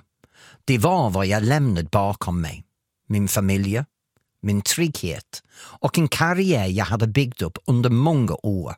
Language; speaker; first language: Swedish; non-native, fluent; English